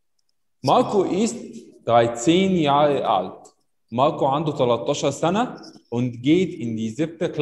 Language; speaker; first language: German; non-native, fluent; Arabic